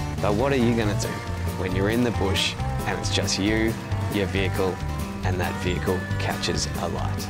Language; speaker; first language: English; native; English